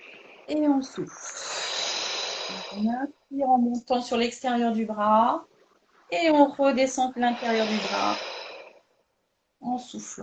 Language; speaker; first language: French; native; French